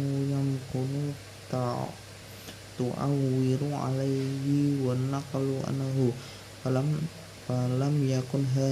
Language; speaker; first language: Arabic; non-native, learner; Indonesian